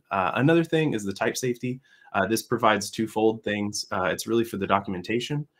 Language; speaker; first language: English; native; English